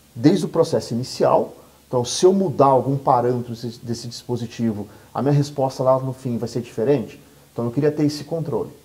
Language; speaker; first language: Portuguese; native; Portuguese